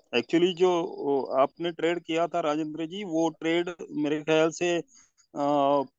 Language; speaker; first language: Hindi; non-native, local second language; Marathi